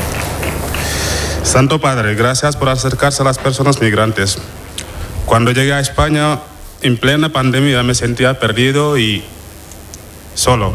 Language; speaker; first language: Spanish; non-native, fluent; Wolof